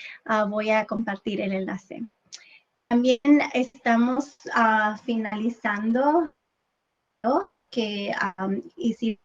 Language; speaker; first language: Spanish; early bilingual, heritage; English